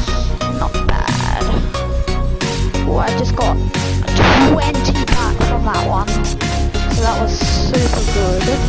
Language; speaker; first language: English; native; English